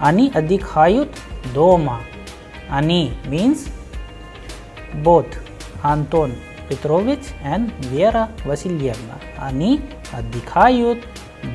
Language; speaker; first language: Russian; non-native, fluent; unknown